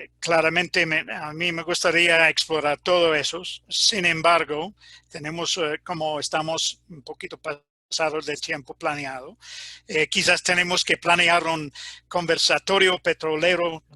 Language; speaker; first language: Spanish; non-native, fluent; English